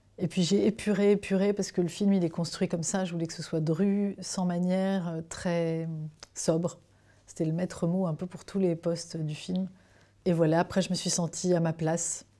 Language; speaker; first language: French; native; French